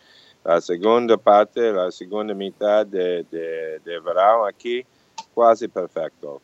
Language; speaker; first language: Portuguese; non-native, fluent; English